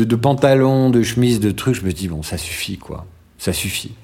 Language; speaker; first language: French; native; French